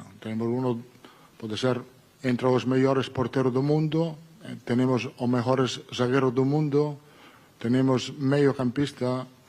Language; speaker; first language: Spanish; non-native, fluent; Italian